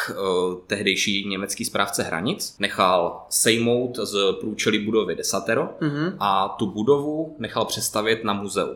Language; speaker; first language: Czech; native; Czech